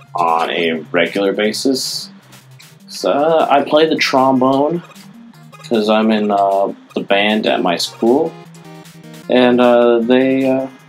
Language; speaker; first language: English; native; English